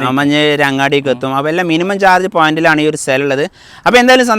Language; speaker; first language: Malayalam; native; Malayalam